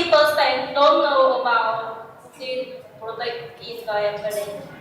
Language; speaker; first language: English; non-native, learner; Vietnamese